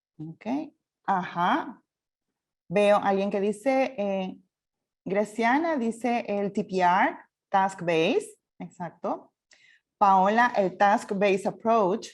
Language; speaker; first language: Spanish; native; Spanish